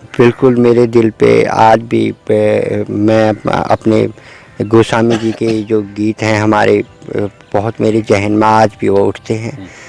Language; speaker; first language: Hindi; non-native, local second language; Garhwali